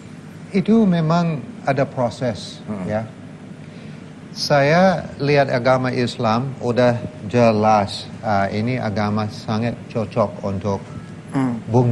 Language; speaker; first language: Indonesian; non-native, learner; English